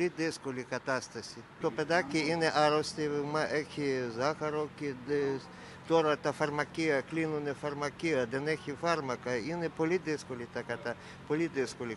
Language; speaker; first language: Greek; non-native, learner; Ukrainian